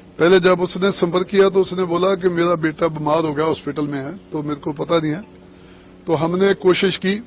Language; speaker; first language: Hindi; non-native, local second language; Punjabi